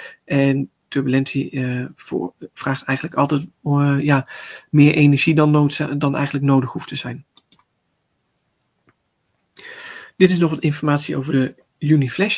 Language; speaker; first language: Dutch; native; Dutch